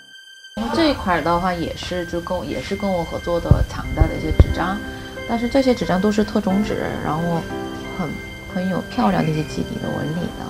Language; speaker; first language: Chinese; non-native, fluent; Korean